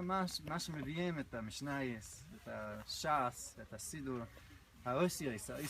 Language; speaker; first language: Hebrew; non-native, fluent; English